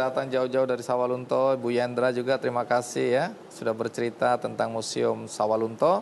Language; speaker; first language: Indonesian; native; Indonesian